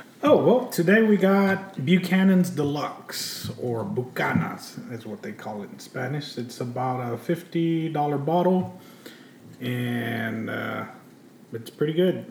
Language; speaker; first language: English; early bilingual, other home language; Spanish